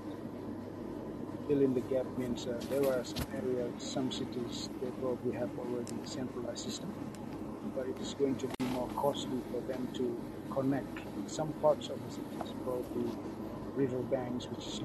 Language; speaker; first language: English; non-native, fluent; Indonesian